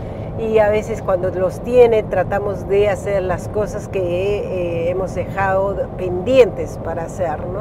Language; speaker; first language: Spanish; native; Spanish